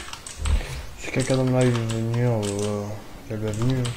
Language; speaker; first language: French; native; French